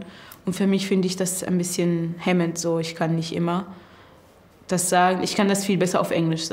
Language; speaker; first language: German; non-native, fluent; Arabic